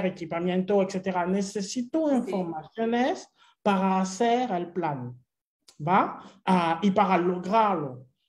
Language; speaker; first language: Spanish; non-native, fluent; French